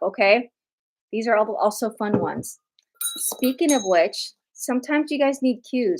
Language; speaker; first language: English; native; English